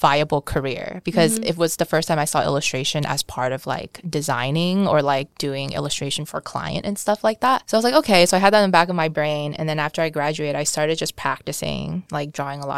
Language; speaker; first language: English; early bilingual, other home language; Vietnamese